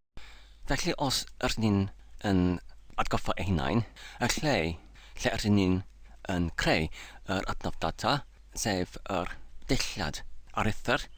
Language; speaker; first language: Welsh; non-native, learner; English